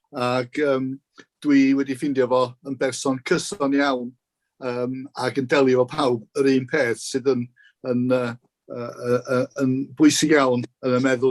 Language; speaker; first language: Welsh; native; Welsh